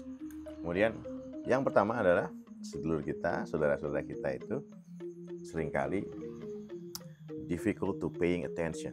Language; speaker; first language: Indonesian; native; Indonesian